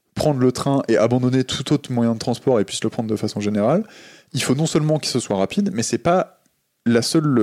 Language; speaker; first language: French; native; French